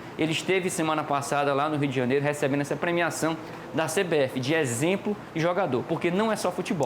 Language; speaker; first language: Portuguese; native; Portuguese